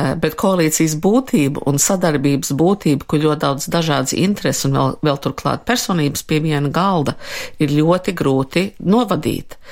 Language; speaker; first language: Latvian; early bilingual, heritage; Latvian